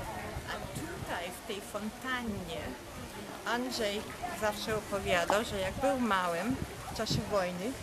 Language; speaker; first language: Polish; early bilingual, heritage; Polish